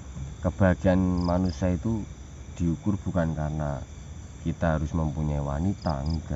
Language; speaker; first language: Indonesian; native; Indonesian